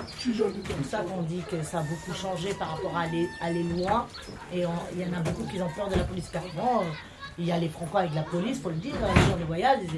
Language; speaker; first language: French; non-native, local second language; Romany